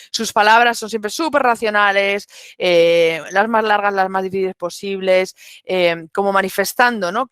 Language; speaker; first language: Spanish; native; Spanish